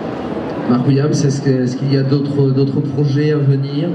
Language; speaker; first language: French; native; French